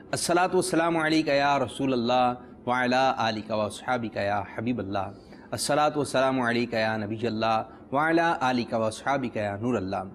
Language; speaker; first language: Urdu; native; Urdu